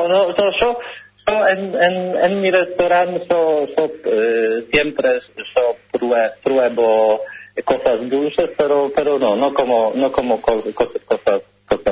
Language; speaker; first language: Spanish; non-native, learner; Polish